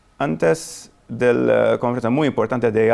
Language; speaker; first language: Spanish; non-native, fluent; Maltese